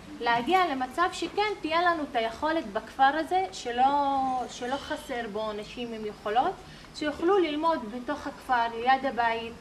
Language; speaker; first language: Hebrew; non-native, local second language; Arabic